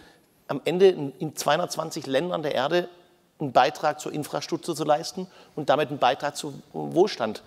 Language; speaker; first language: German; native; German